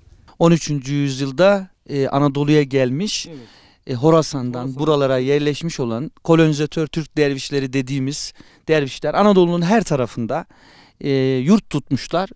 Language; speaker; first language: Turkish; native; Turkish